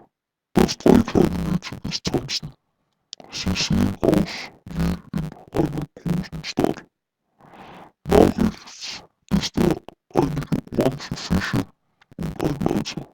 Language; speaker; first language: German; non-native, learner; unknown